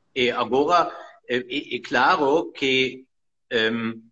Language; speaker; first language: Portuguese; non-native, learner; German